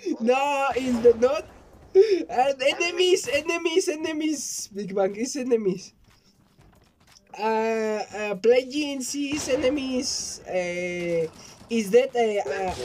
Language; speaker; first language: English; non-native, learner; Spanish